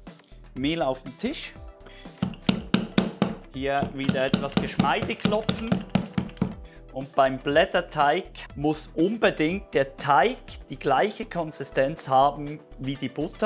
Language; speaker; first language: German; native; German